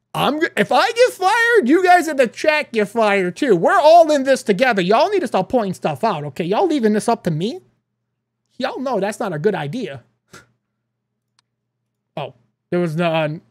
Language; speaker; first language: English; native; English